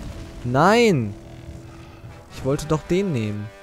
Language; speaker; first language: German; native; German